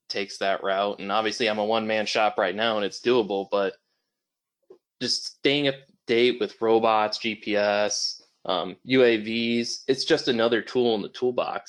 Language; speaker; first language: English; native; English